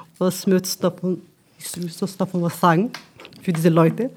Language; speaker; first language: German; non-native, learner; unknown